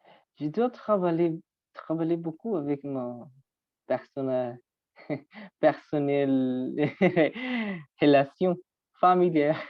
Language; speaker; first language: French; non-native, learner; Spanish